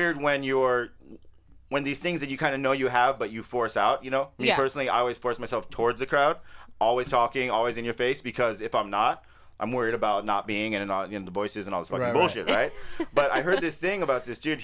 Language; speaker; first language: English; native; English